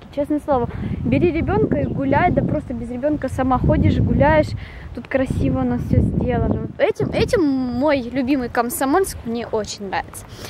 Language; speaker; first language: Russian; native; Russian